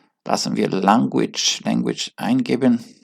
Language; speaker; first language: German; non-native, learner; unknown